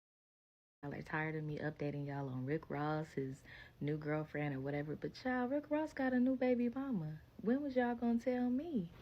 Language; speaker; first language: English; native; English